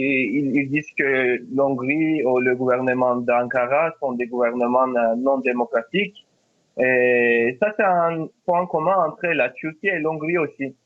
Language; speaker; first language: French; non-native, fluent; Turkish